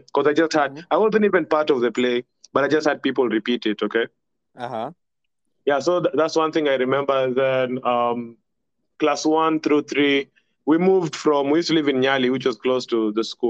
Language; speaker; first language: English; non-native, local second language; Swahili